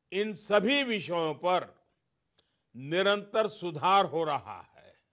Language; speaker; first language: Hindi; non-native, local second language; Gujarati